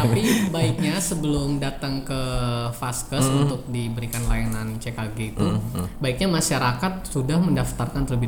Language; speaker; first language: Indonesian; native; Indonesian